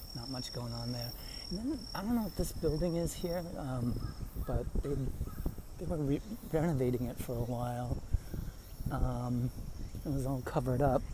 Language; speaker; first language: English; native; English